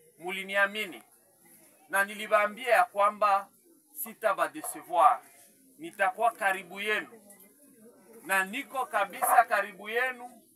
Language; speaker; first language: Swahili; native; Swahili